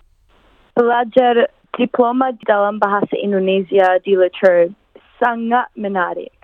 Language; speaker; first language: Indonesian; non-native, fluent; English